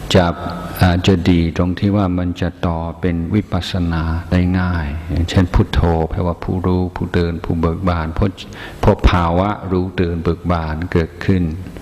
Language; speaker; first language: Thai; non-native, fluent; English